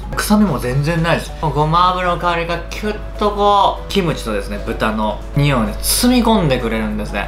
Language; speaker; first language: Japanese; native; Japanese